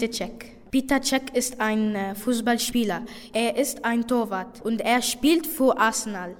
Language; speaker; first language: German; non-native, learner; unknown